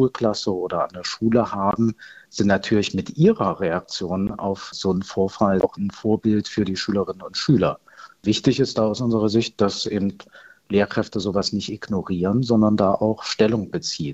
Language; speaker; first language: German; native; German